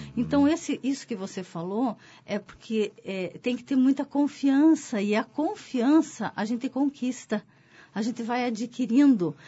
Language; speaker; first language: Portuguese; native; Portuguese